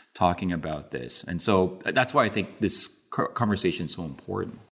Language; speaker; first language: English; native; English